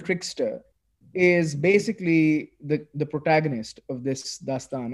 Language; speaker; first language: English; non-native, local second language; Urdu